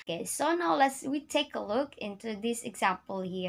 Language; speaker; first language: English; non-native, learner; Indonesian